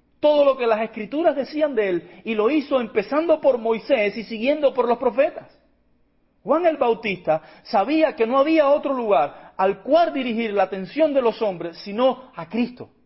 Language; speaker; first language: Spanish; native; Spanish